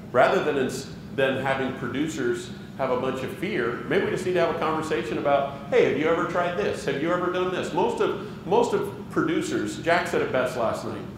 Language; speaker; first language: English; native; English